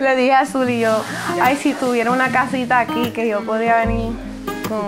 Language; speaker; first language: Spanish; early bilingual, other home language; English